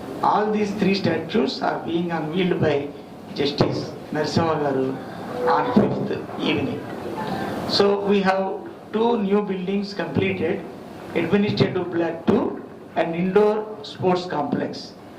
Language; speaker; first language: English; non-native, local second language; Telugu